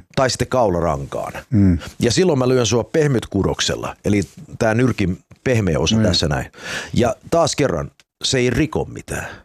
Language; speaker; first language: Finnish; early bilingual, heritage; Finnish